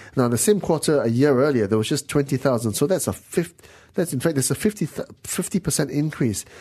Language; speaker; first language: English; non-native, local second language; Min Nan Chinese